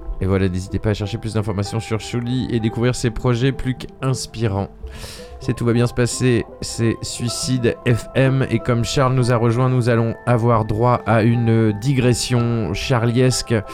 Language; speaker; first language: French; native; French